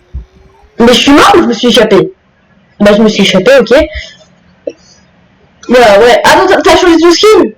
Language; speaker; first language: French; native; French